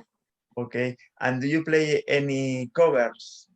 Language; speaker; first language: English; non-native, learner; Spanish